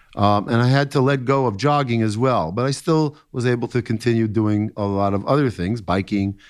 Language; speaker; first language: English; native; English